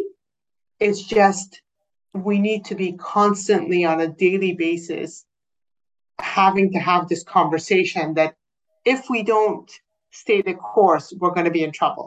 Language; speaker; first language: English; non-native, fluent; Persian